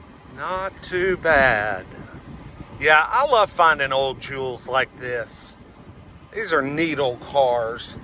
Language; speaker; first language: English; native; English